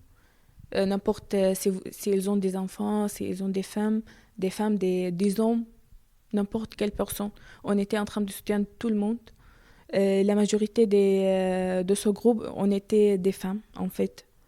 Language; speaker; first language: French; non-native, learner; Arabic